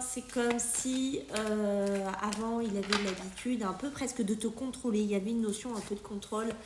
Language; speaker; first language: French; native; French